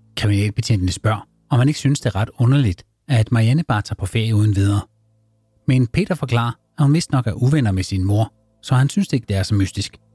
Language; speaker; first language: Danish; native; Danish